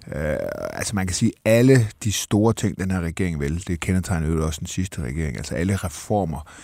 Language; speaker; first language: Danish; native; Danish